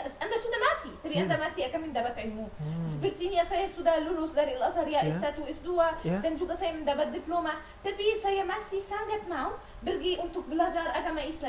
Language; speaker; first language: Indonesian; non-native, learner; Arabic